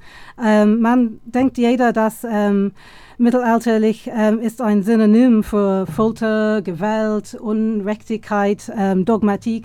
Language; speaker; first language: German; non-native, fluent; English